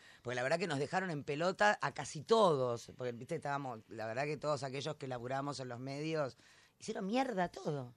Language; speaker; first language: Spanish; native; Spanish